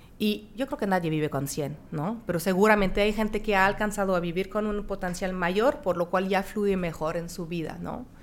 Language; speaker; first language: Spanish; non-native, fluent; French